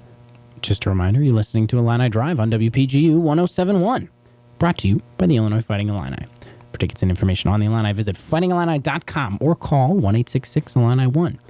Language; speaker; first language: English; native; English